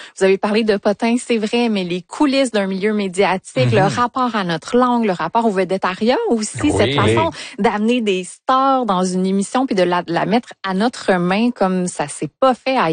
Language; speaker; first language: French; native; French